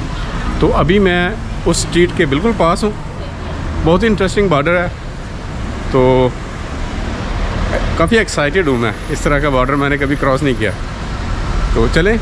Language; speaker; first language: Hindi; native; Hindi